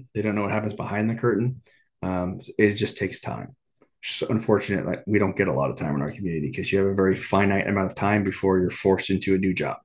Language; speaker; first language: English; native; English